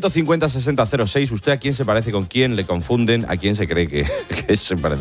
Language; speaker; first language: Spanish; native; Spanish